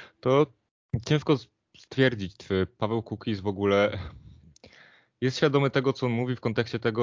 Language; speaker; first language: Polish; native; Polish